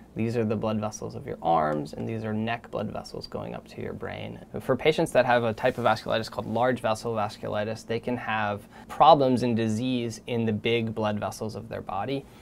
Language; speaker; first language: English; native; English